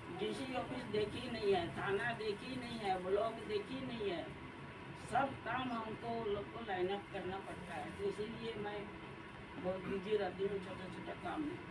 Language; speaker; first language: Hindi; non-native, local second language; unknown